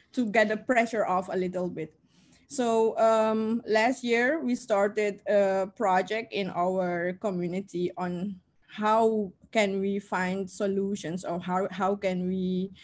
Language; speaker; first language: English; non-native, fluent; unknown